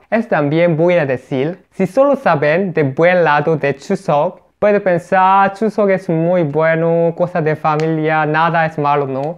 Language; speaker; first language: Spanish; non-native, learner; Korean